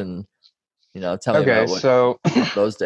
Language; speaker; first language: English; native; English